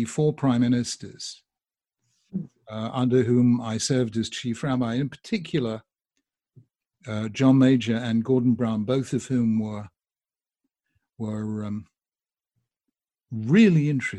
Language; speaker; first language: English; native; English